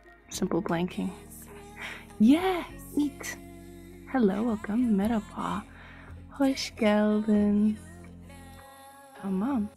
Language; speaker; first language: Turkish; non-native, learner; English